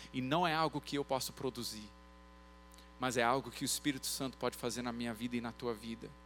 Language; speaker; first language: Portuguese; early bilingual, other home language; English